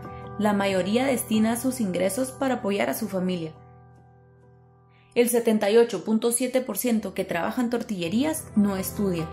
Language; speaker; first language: Spanish; native; Spanish